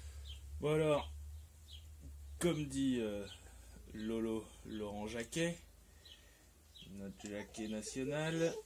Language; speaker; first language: French; native; French